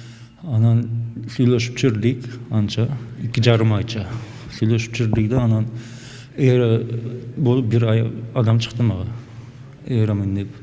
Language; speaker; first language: Kyrgyz; non-native, local second language; Uzbek